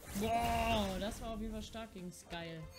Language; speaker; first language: German; native; German